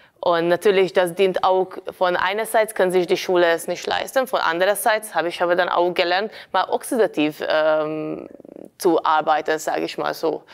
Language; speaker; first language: German; non-native, fluent; Hungarian